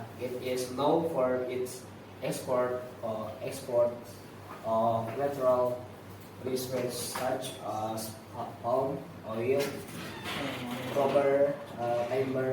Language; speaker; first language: English; non-native, learner; Indonesian